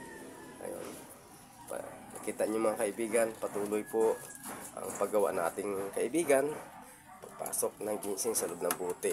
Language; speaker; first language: Filipino; native; Filipino